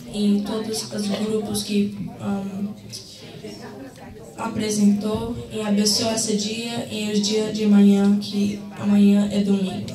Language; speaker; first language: Portuguese; early bilingual, heritage; Portuguese